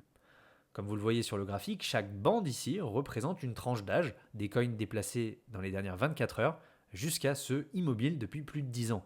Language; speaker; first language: French; native; French